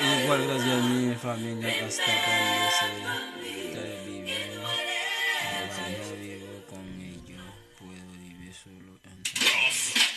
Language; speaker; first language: Spanish; non-native, learner; Haitian Creole